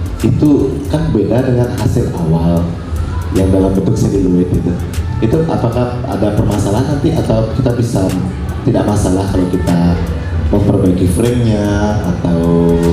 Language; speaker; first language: Indonesian; native; Indonesian